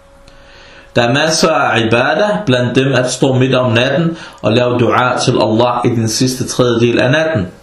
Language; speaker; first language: Danish; non-native, fluent; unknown